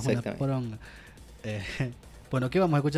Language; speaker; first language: Spanish; native; Spanish